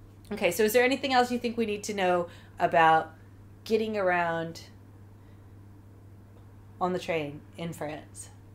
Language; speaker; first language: English; native; English